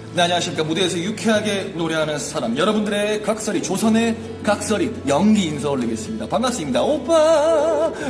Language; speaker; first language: Korean; native; Korean